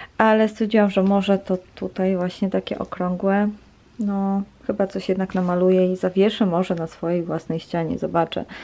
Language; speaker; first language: Polish; native; Polish